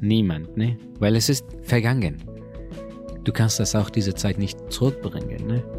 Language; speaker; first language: German; non-native, learner; Persian